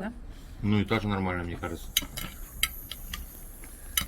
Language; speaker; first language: Russian; native; Russian